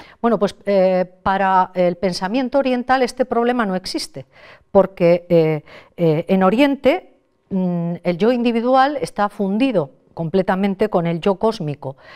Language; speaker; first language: Spanish; native; Spanish